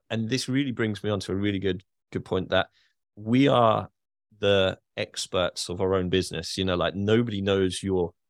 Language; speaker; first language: English; native; English